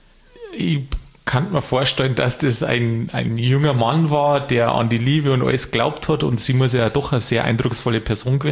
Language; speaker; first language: German; native; German